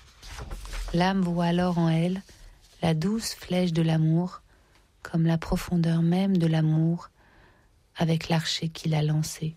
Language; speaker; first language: French; native; French